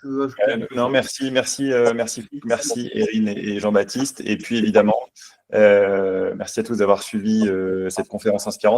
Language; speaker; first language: French; native; French